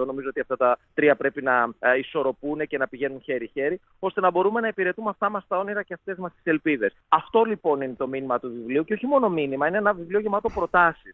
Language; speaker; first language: Greek; native; Greek